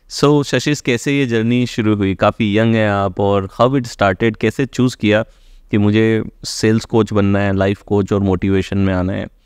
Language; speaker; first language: Hindi; native; Hindi